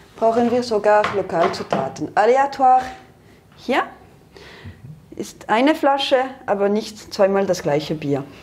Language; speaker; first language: German; non-native, local second language; French